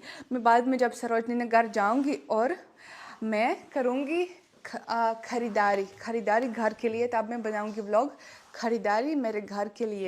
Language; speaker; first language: Hindi; non-native, learner; Russian